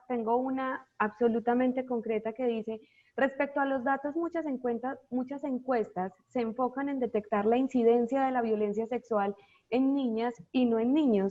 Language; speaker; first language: Spanish; native; Spanish